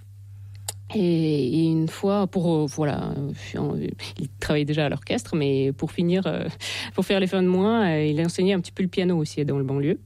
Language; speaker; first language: French; non-native, fluent; Russian